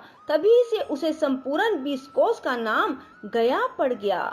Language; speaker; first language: Hindi; native; Hindi